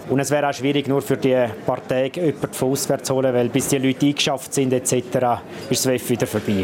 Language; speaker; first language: German; native; German